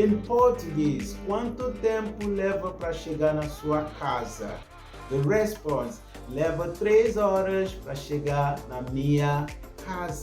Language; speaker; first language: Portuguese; non-native, fluent; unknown